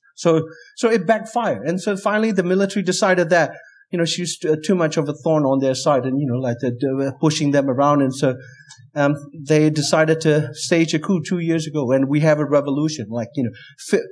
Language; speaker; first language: English; non-native, fluent; Burmese